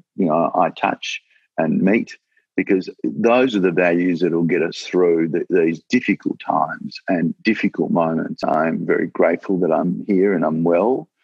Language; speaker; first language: English; native; English